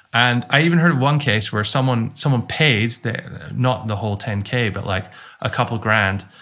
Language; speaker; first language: English; native; English